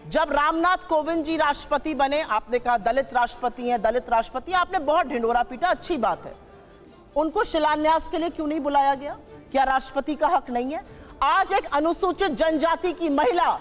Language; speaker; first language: Hindi; native; Hindi